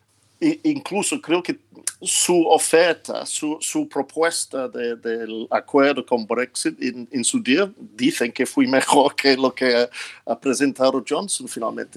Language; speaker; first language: Spanish; non-native, fluent; English